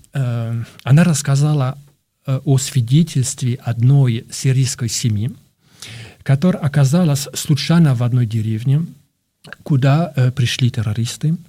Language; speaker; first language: Russian; non-native, fluent; French